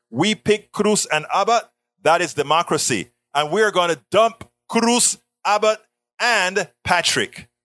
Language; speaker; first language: English; non-native, fluent; Spanish